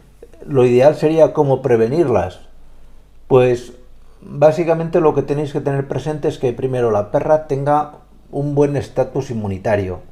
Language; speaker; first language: Spanish; native; Spanish